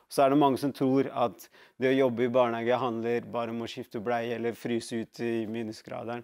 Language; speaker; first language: Norwegian; early bilingual, other home language; Tamil